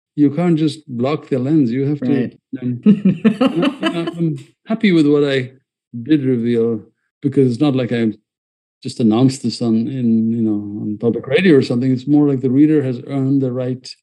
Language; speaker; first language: English; non-native, fluent; Malayalam